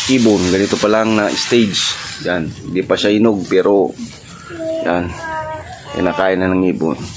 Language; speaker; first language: Filipino; non-native, local second language; Bikol